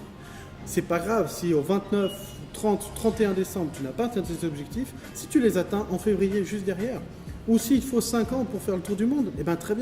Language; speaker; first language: French; native; French